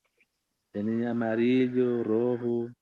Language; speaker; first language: Spanish; non-native, fluent; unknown